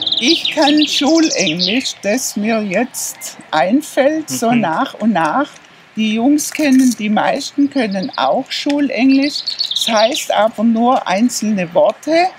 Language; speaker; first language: German; native; German